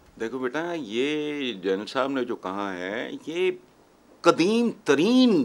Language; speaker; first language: Urdu; non-native, local second language; Punjabi